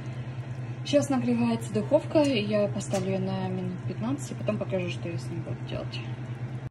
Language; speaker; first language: Russian; early bilingual, heritage; Russian